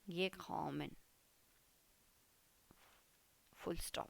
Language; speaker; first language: German; non-native, fluent; Hindi